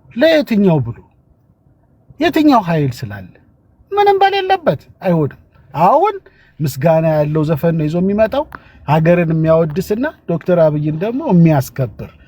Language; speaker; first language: Amharic; native; Amharic